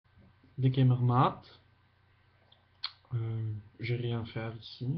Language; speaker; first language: French; non-native, fluent; Dutch